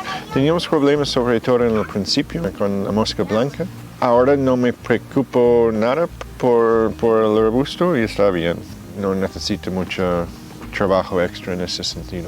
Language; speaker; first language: Spanish; non-native, fluent; English